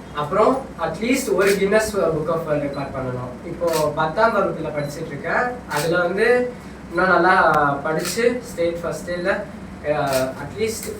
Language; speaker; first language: Tamil; native; Tamil